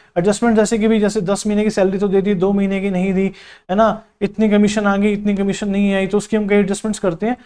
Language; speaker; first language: Hindi; native; Hindi